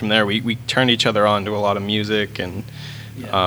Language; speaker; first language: English; native; English